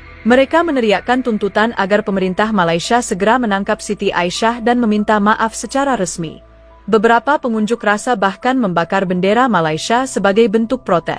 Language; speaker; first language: Indonesian; native; Indonesian